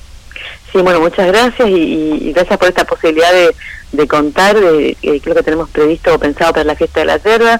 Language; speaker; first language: Spanish; native; Spanish